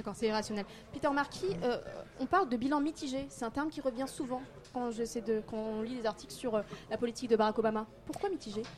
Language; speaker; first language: French; native; French